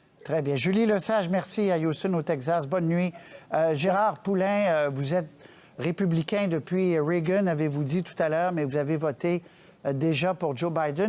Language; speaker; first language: French; native; French